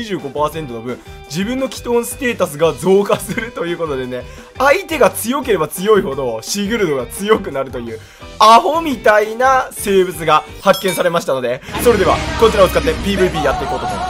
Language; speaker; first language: Japanese; native; Japanese